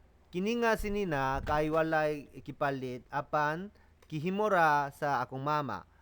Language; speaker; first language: Cebuano; non-native, learner; Korean